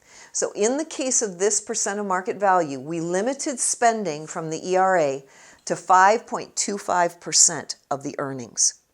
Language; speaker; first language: English; native; English